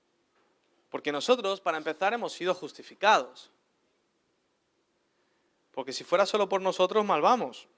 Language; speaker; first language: Spanish; native; Spanish